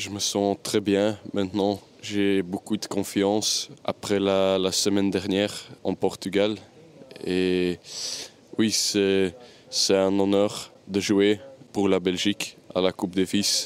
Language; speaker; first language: French; non-native, local second language; Dutch